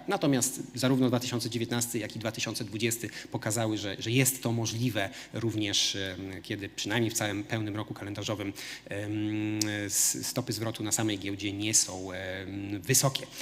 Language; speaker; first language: Polish; native; Polish